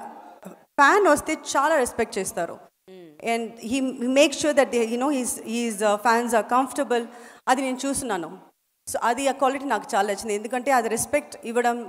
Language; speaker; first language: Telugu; non-native, fluent; Tamil